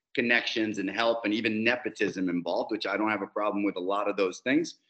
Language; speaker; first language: English; non-native, fluent; Spanish